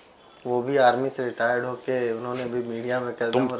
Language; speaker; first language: Hindi; native; Hindi